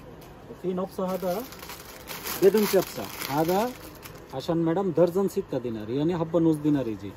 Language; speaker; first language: Arabic; non-native, learner; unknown